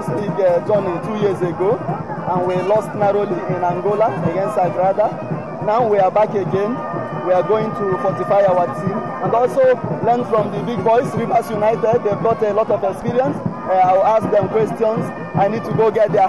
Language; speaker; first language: English; non-native, local second language; Igbo